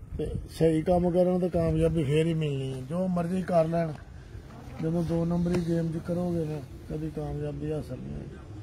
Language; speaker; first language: Punjabi; native; Punjabi